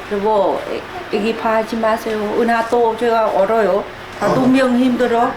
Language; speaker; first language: Korean; non-native, learner; Vietnamese